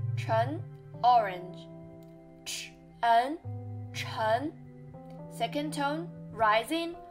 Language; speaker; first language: English; non-native, fluent; Chinese